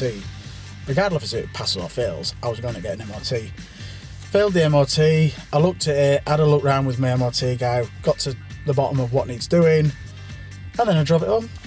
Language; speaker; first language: English; native; English